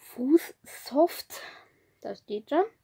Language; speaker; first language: German; non-native, learner; Bulgarian